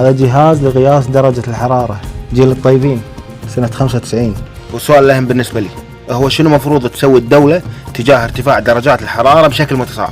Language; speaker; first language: Arabic; native; Arabic